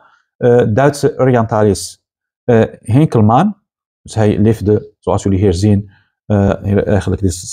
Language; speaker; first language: Dutch; non-native, fluent; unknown